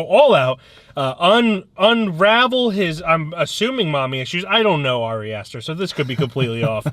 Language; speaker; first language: English; native; English